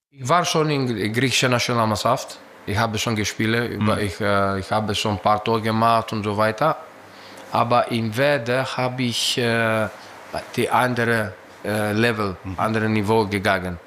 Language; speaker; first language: German; non-native, learner; Greek